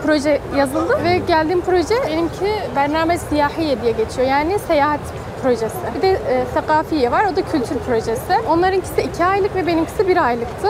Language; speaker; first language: Turkish; native; Turkish